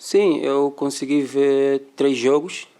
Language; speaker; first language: Portuguese; non-native, fluent; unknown